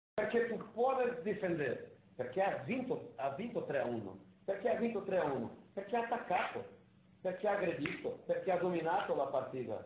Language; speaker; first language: Italian; non-native, fluent; Portuguese